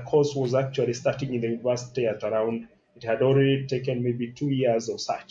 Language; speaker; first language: English; non-native, local second language; Kikuyu